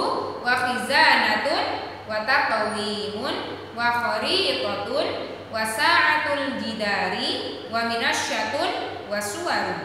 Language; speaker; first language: Arabic; non-native, fluent; Indonesian